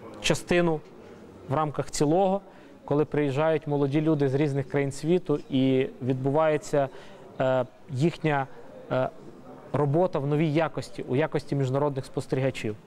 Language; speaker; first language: Ukrainian; native; Ukrainian